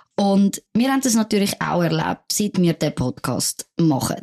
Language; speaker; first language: German; non-native, fluent; French